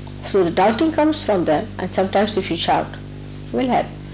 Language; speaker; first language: English; non-native, local second language; Marathi